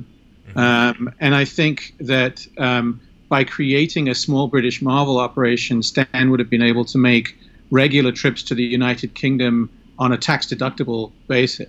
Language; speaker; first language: English; native; English